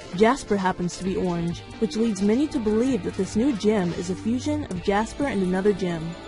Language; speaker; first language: English; native; English